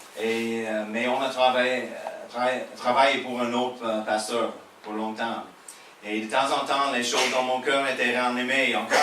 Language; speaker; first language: French; non-native, fluent; English